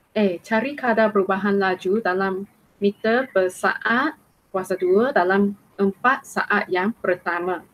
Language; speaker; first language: Malay; non-native, local second language; Chinese